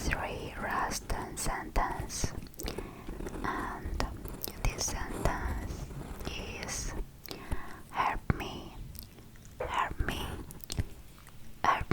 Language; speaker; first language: English; non-native, learner; Korean